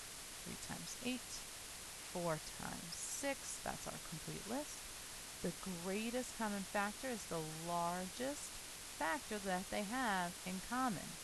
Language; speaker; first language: English; native; English